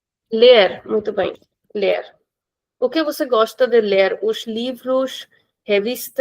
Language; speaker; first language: Portuguese; non-native, fluent; Hindi